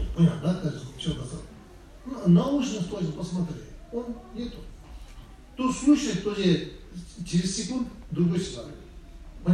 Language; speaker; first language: Russian; non-native, fluent; Tibetan